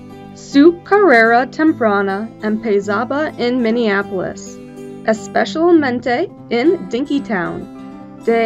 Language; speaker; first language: Spanish; non-native, learner; English